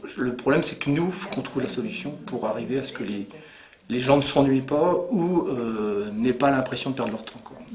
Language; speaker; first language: French; native; French